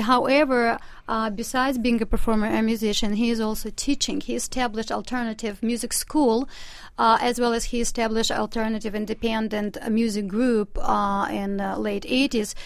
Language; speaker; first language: English; non-native, fluent; Russian